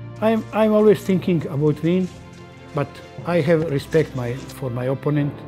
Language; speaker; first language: English; non-native, learner; Croatian